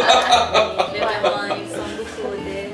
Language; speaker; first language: French; non-native, learner; Persian